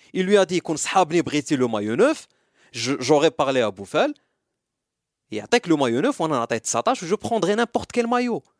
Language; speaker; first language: French; non-native, local second language; Arabic